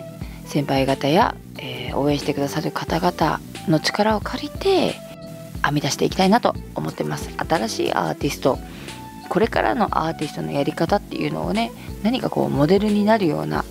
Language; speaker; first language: Japanese; native; Japanese